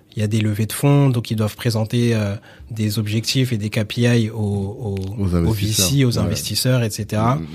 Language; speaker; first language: French; native; French